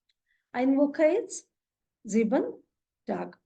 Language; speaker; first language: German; non-native, fluent; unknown